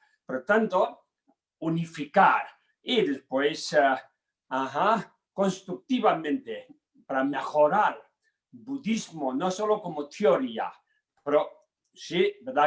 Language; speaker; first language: Spanish; non-native, learner; Tibetan